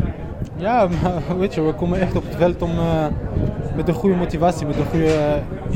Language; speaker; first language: Dutch; non-native, fluent; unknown